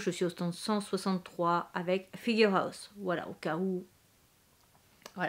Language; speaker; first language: French; native; French